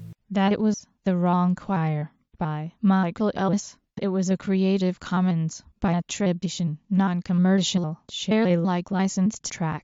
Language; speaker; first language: English; native; English